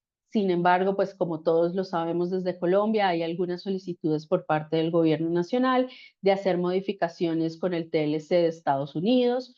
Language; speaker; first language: Spanish; native; Spanish